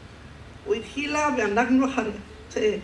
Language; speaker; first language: Hebrew; non-native, fluent; Spanish